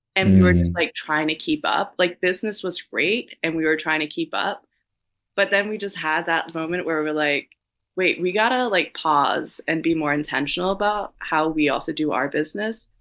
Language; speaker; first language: English; non-native, fluent; Danish